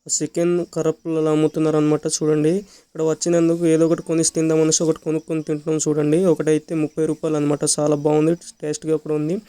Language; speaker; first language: Telugu; native; Telugu